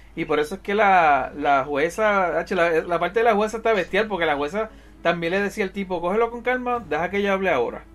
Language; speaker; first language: Spanish; native; Spanish